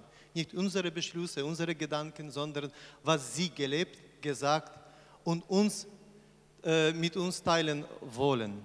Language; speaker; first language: German; non-native, fluent; Ukrainian